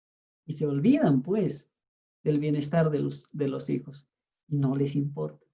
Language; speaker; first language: Spanish; native; Spanish